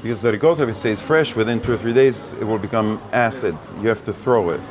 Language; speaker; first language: English; non-native, fluent; Italian